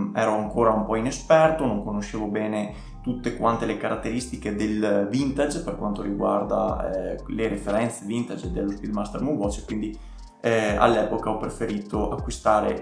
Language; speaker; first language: Italian; native; Italian